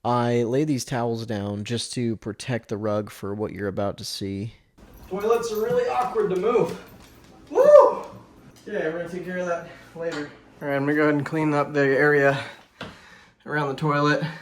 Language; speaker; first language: English; native; English